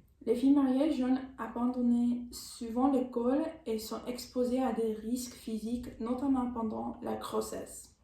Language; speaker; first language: French; non-native, learner; English